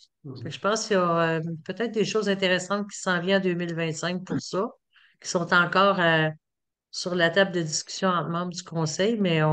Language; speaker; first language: French; native; French